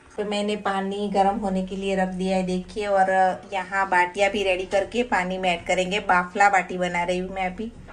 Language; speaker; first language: Hindi; non-native, local second language; Gujarati